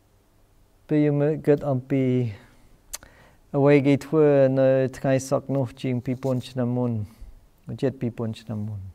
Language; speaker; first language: Khmer; non-native, fluent; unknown